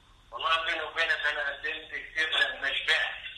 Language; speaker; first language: Arabic; native; Arabic